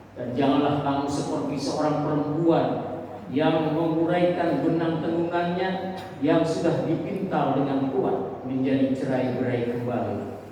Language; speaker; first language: Indonesian; native; Indonesian